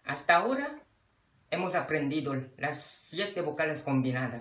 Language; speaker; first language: Spanish; non-native, fluent; Korean